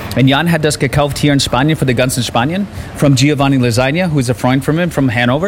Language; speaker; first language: German; non-native, fluent; English